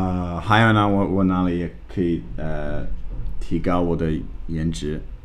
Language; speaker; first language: Chinese; non-native, fluent; English